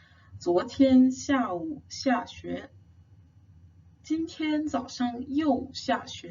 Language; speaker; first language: Chinese; non-native, fluent; English